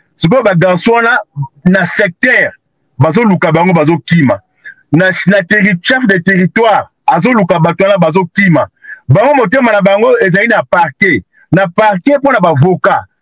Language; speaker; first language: Lingala; non-native, local second language; Kongo